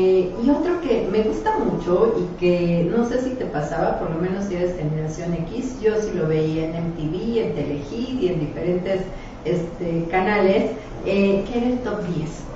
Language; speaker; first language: Spanish; native; Spanish